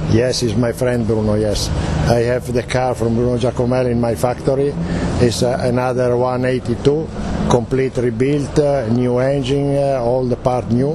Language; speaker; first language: English; non-native, learner; Italian